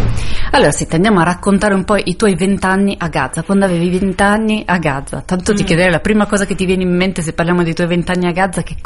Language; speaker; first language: Italian; native; Italian